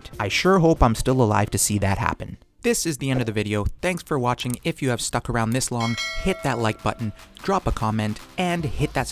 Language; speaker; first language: English; native; English